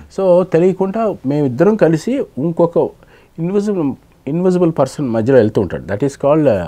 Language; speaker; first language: Telugu; native; Telugu